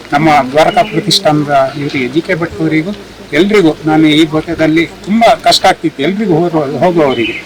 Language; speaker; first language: Kannada; native; Kannada